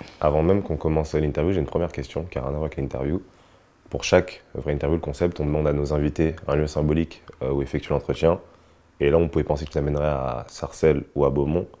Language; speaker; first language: French; native; French